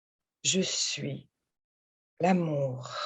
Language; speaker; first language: French; native; French